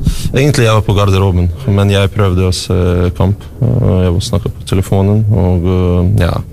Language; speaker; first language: Norwegian; non-native, learner; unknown